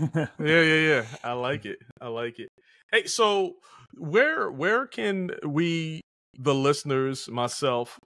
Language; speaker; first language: English; native; English